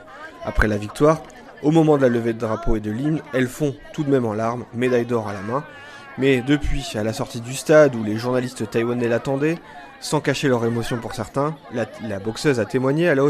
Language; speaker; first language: French; native; French